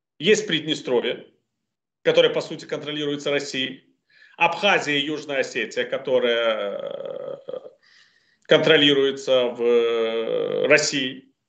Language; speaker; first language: Russian; native; Russian